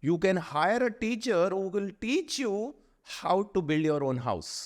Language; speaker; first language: English; non-native, local second language; Punjabi